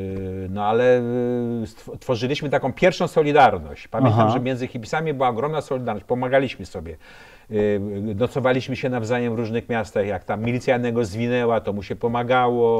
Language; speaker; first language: Polish; native; Polish